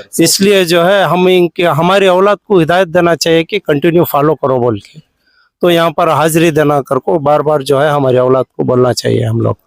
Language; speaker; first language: Hindi; non-native, local second language; Urdu